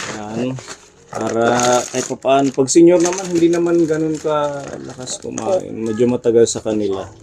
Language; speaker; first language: Filipino; non-native, local second language; Waray